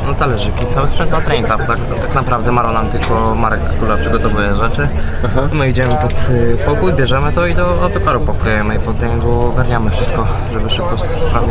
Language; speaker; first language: Polish; native; Polish